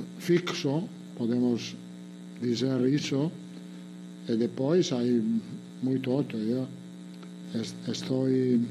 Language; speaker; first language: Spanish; non-native, fluent; Italian